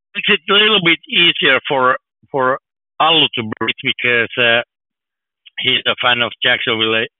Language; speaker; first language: English; non-native, fluent; Finnish